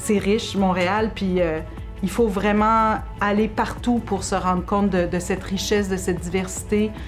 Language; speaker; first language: French; native; French